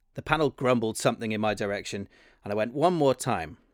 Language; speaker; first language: English; native; English